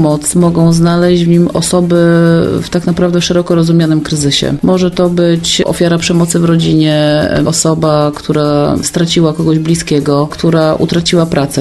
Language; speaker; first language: Polish; native; Polish